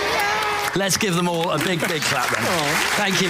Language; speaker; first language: English; native; English